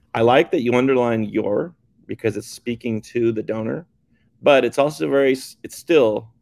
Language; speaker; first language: English; native; English